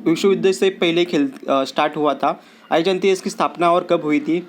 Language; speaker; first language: Hindi; non-native, local second language; Marathi